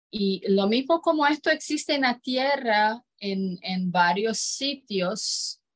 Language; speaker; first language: Spanish; non-native, fluent; Croatian